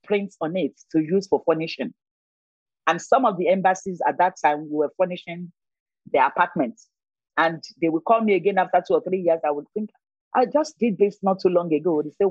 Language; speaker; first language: English; non-native, local second language; Yoruba